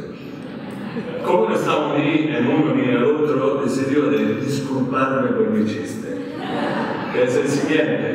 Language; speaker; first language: Spanish; non-native, fluent; Italian